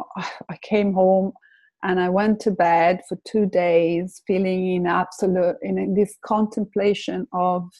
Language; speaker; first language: English; non-native, fluent; Italian